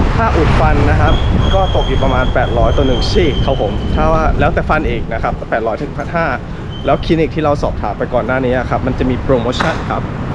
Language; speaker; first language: Thai; native; Thai